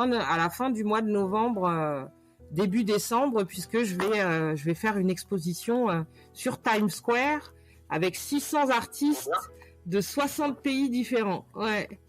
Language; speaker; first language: French; native; French